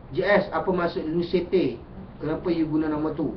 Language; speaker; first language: Malay; native; Malay